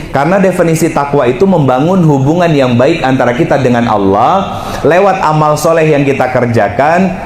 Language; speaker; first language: Indonesian; native; Indonesian